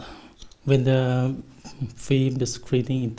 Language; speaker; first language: English; non-native, learner; Thai